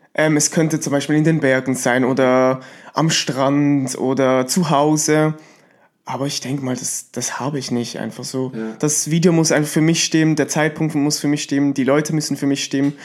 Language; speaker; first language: German; native; German